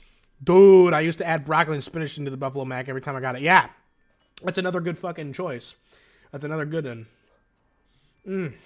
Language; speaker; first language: English; native; English